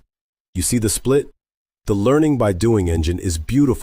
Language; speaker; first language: English; native; English